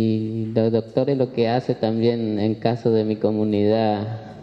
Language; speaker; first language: Spanish; non-native, local second language; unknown